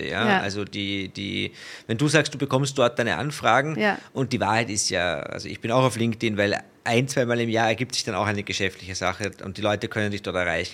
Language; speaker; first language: German; native; German